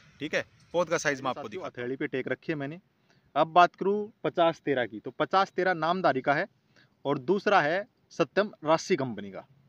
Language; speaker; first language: Hindi; native; Hindi